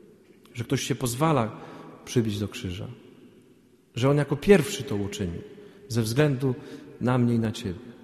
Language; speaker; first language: Polish; native; Polish